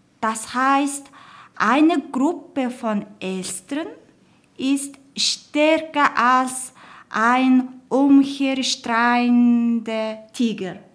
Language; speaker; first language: German; non-native, learner; Mongolian